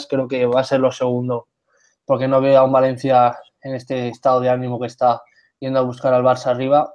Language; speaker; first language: Spanish; native; Spanish